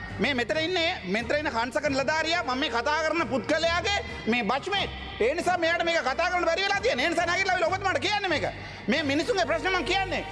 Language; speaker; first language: Sinhala; non-native, local second language; Tamil